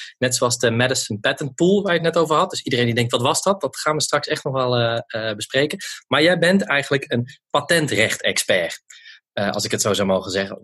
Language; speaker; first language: Dutch; native; Dutch